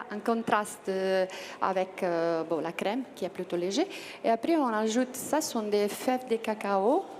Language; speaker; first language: French; non-native, learner; Italian